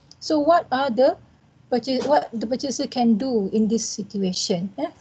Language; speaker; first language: English; non-native, local second language; Malay